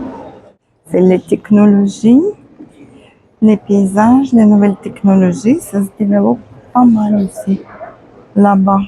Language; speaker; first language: French; non-native, fluent; Russian